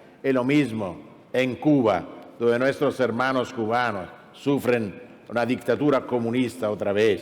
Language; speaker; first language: Spanish; non-native, fluent; Italian